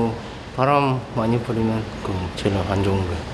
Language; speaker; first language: Korean; non-native, learner; Russian